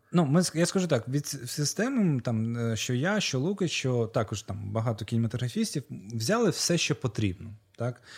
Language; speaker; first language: Ukrainian; non-native, local second language; Russian